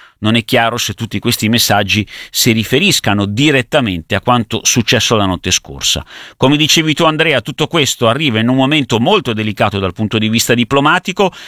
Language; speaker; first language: Italian; native; Italian